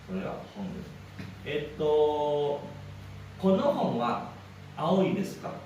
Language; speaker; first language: Japanese; non-native, learner; Indonesian